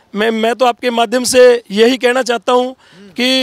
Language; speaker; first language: Hindi; native; Hindi